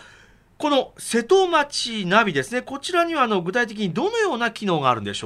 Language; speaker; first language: Japanese; native; Japanese